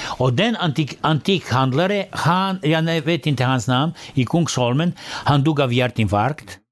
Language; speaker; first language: Swedish; non-native, fluent; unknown